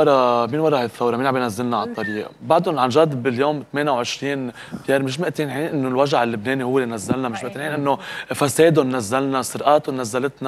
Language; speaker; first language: Arabic; native; Arabic